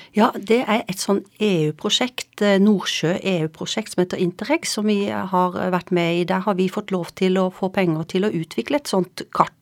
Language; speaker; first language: Norwegian; native; Norwegian